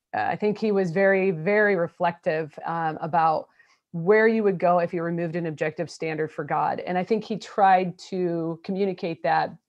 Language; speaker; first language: English; native; English